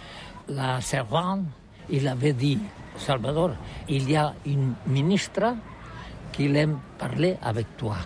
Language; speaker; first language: French; non-native, learner; Catalan